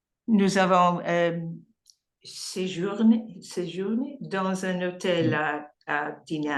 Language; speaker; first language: French; non-native, learner; English